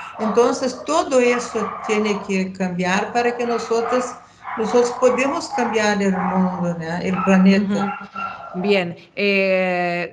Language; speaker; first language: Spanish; non-native, learner; Portuguese